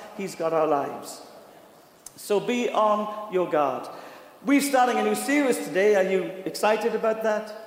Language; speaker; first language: English; native; English